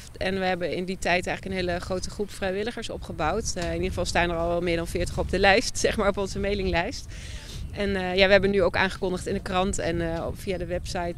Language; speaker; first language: Dutch; native; Dutch